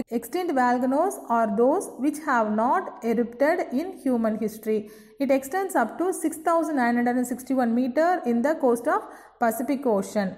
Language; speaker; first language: English; non-native, local second language; Tamil